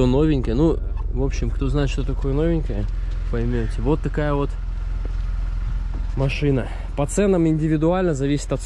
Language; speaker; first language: Russian; native; Russian